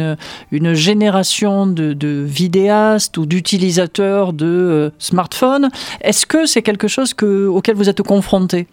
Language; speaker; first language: French; native; French